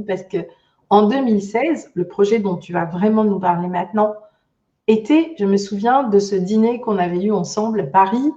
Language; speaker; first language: French; native; French